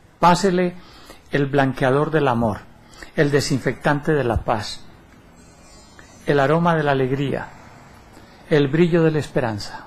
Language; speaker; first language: Spanish; native; Spanish